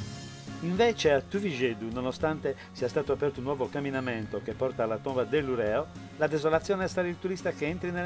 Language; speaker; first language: Italian; native; Italian